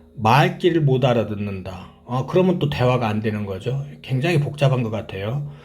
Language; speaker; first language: Korean; native; Korean